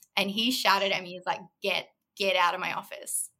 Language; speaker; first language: English; native; English